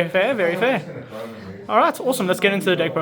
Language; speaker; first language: English; native; English